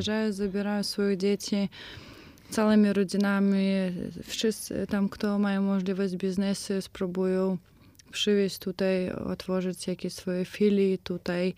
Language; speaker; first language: Polish; non-native, fluent; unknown